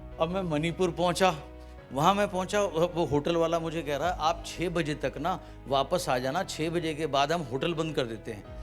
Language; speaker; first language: Hindi; native; Hindi